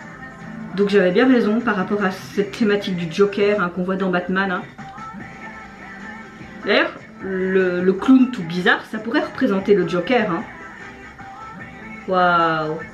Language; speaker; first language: French; native; French